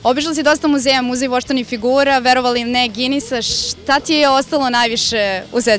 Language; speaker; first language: Serbian; native; Serbian